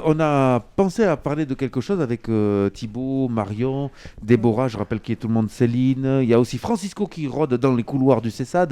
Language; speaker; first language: French; native; French